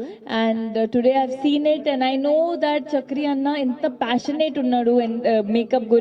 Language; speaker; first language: Telugu; non-native, local second language; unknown